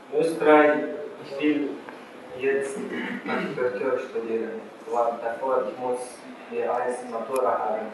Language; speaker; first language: German; non-native, learner; Arabic